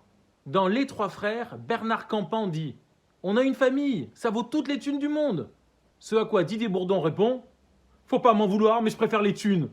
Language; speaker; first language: French; native; French